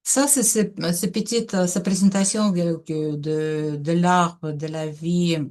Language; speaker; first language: French; non-native, learner; Russian